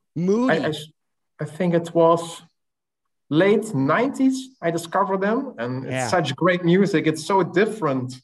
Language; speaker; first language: English; non-native, fluent; Dutch